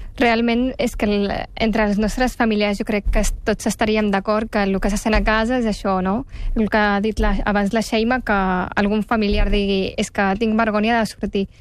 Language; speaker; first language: Catalan; early bilingual, other home language; Arabic